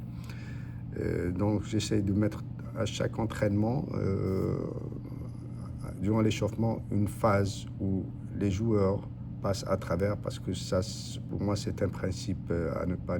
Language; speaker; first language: French; non-native, local second language; Arabic